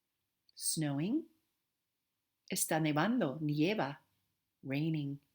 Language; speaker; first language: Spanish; non-native, fluent; English